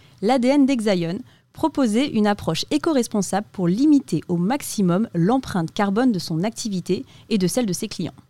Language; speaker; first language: French; native; French